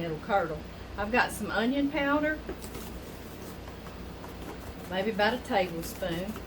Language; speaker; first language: English; native; English